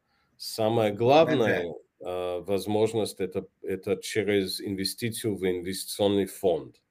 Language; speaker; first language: Russian; non-native, fluent; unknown